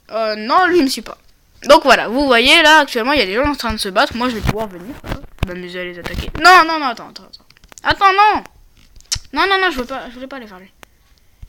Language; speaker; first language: French; native; French